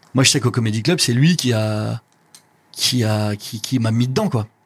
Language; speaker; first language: French; native; French